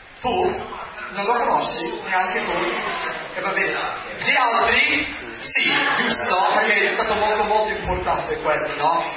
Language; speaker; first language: Italian; non-native, fluent; English